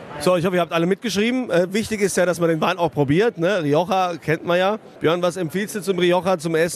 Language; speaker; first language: German; native; German